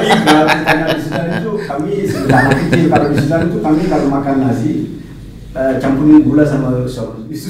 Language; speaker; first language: Indonesian; non-native, fluent; Arabic